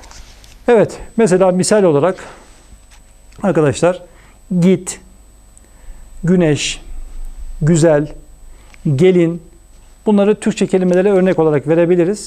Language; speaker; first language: Turkish; native; Turkish